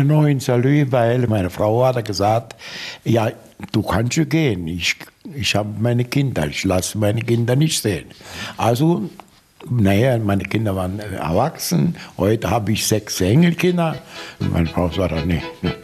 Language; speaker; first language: German; non-native, fluent; Italian